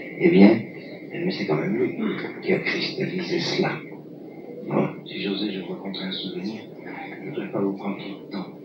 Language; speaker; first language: French; non-native, local second language; Arabic